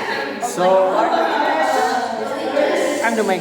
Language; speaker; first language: English; non-native, learner; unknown